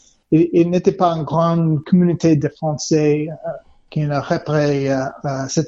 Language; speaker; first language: French; non-native, learner; English